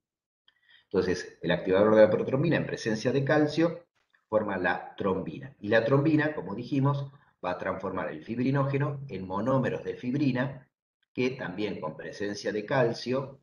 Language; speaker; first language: Spanish; native; Spanish